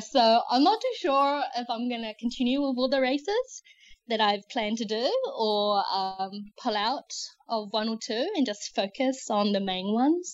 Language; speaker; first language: English; native; English